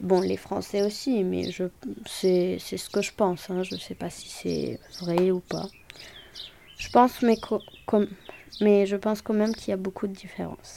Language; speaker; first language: French; non-native, local second language; German